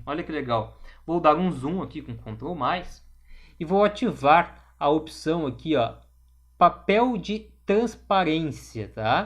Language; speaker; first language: Portuguese; native; Portuguese